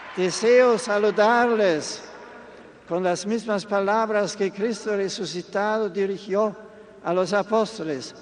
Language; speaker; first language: Spanish; non-native, fluent; German